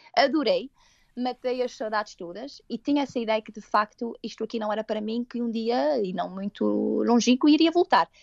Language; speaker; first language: Portuguese; native; Portuguese